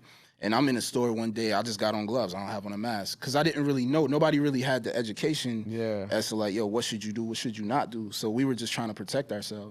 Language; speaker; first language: English; native; English